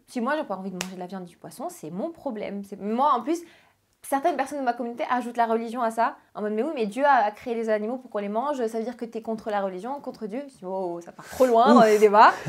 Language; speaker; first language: French; early bilingual, other home language; Arabic